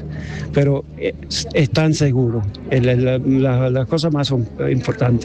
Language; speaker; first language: Spanish; non-native, learner; English